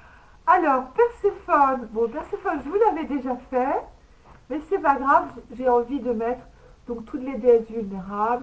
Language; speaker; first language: French; native; French